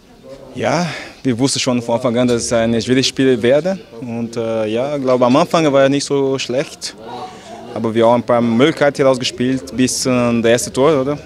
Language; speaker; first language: German; non-native, fluent; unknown